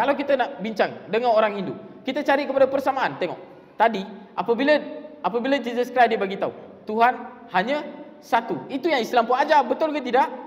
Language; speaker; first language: Malay; non-native, local second language; Tamil